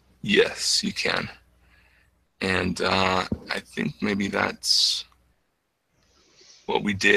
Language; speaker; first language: English; native; English